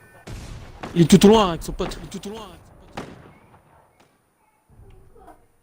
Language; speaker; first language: French; native; French